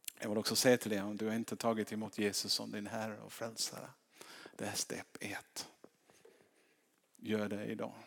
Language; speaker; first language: Swedish; non-native, fluent; English